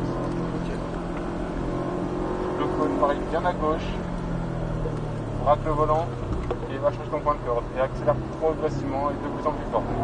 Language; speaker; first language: French; native; French